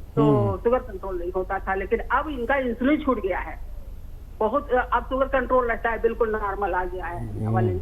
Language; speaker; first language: Hindi; native; Hindi